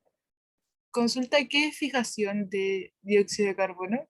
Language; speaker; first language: Spanish; native; Spanish